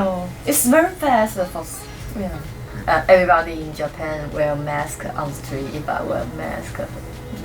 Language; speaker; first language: English; non-native, learner; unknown